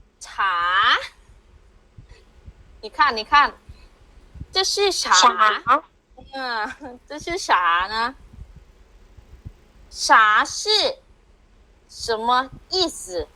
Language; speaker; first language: Chinese; non-native, learner; Thai